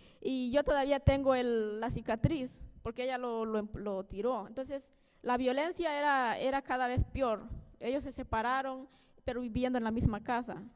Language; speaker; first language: Spanish; native; Spanish